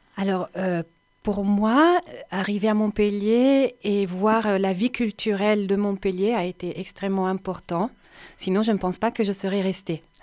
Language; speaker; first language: French; non-native, fluent; Italian